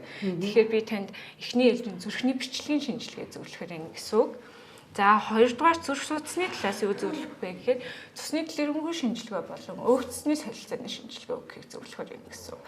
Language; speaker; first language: Mongolian; native; Mongolian